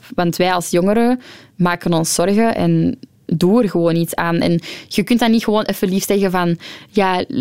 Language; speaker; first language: Dutch; native; Dutch